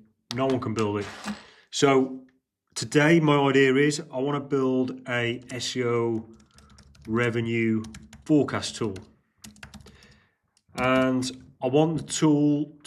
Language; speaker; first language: English; native; English